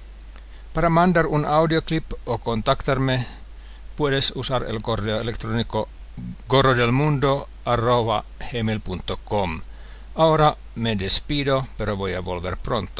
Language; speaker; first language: Spanish; non-native, fluent; Finnish